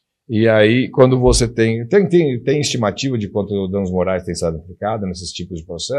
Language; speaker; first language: Portuguese; native; Portuguese